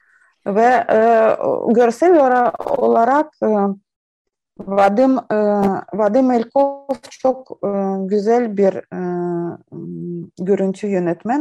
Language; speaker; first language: Turkish; non-native, learner; Ukrainian